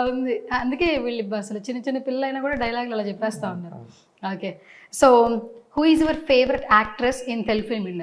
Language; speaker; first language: Telugu; native; Telugu